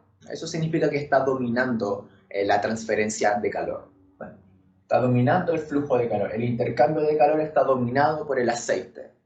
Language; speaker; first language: Spanish; native; Spanish